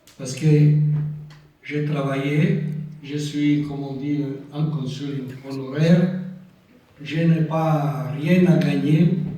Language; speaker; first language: French; non-native, local second language; Italian